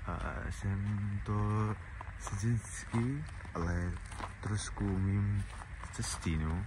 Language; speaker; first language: Czech; non-native, learner; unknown